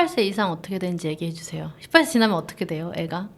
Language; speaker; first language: Korean; native; Korean